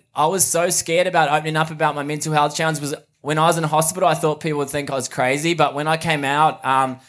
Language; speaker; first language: English; native; English